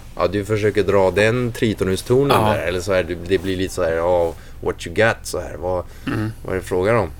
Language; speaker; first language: Swedish; non-native, fluent; French